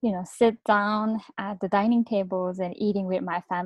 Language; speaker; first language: English; non-native, fluent; Japanese